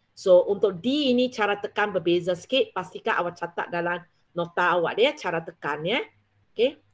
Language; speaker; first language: Malay; non-native, local second language; Chinese